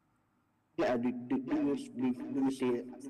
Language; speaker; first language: English; non-native, learner; Thai